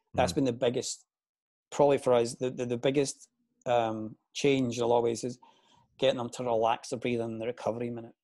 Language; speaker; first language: English; native; English